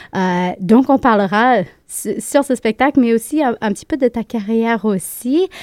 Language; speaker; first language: French; native; French